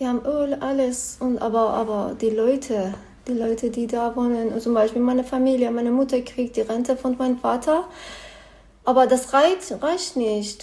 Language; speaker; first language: German; non-native, learner; Persian